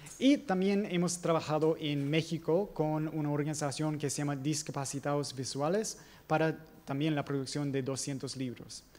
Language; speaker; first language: Spanish; non-native, fluent; English